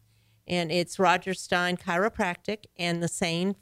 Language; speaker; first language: English; native; English